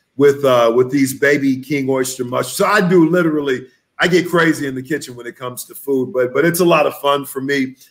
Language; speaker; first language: English; native; English